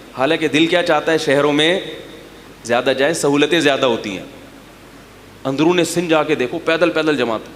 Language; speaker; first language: Urdu; native; Urdu